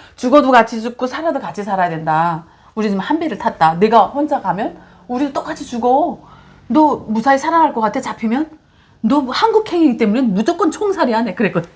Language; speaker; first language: Korean; native; Korean